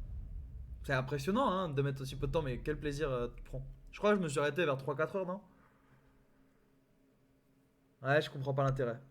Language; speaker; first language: French; native; French